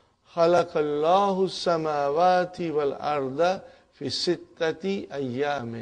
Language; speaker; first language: Arabic; non-native, fluent; Urdu